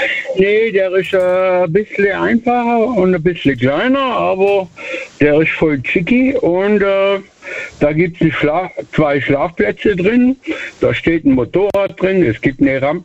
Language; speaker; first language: German; native; German